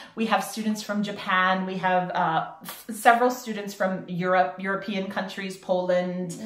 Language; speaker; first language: English; native; English